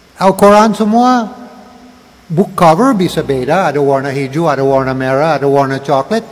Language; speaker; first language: Indonesian; non-native, learner; English